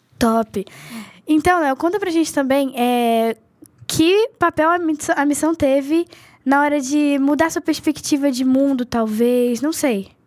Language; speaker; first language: Portuguese; native; Portuguese